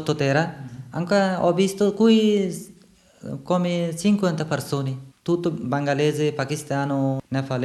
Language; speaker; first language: Italian; non-native, learner; Bangla